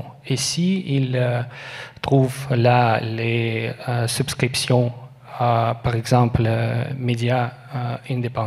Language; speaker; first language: French; non-native, learner; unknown